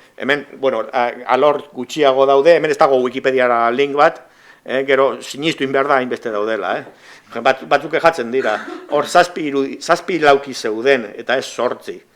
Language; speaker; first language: Basque; native; Basque